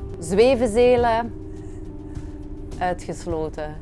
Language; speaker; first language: Dutch; native; Dutch